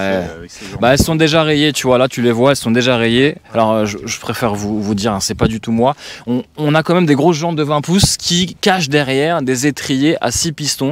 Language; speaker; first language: French; native; French